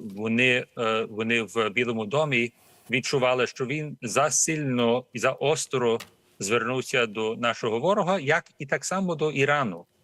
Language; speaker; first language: Ukrainian; early bilingual, heritage; Ukrainian